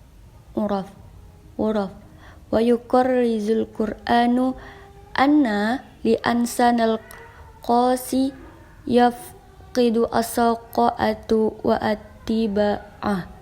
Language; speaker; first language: Arabic; non-native, learner; Indonesian